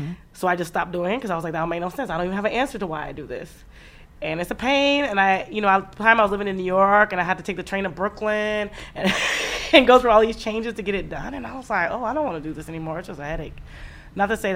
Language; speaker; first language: English; native; English